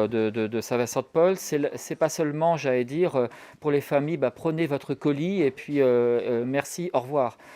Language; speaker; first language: French; native; French